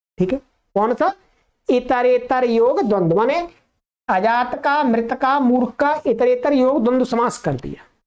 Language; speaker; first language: Hindi; native; Hindi